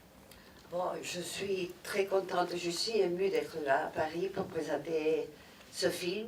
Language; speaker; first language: French; non-native, fluent; Catalan